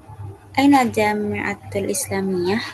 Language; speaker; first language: Arabic; non-native, learner; Indonesian